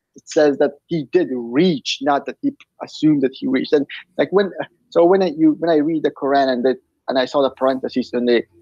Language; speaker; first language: English; non-native, fluent; Persian